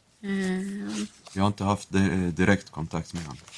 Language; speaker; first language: Swedish; non-native, fluent; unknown